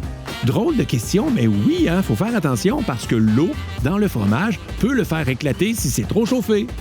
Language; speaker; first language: French; native; French